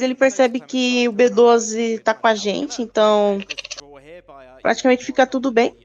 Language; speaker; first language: Portuguese; native; Portuguese